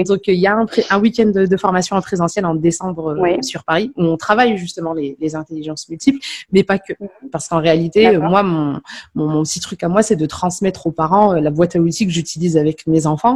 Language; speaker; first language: French; native; French